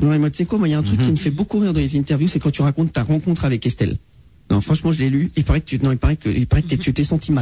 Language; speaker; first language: French; native; French